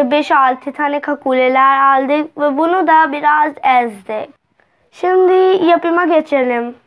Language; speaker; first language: Turkish; non-native, learner; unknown